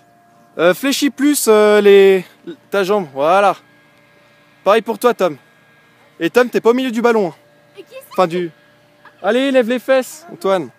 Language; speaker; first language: French; native; French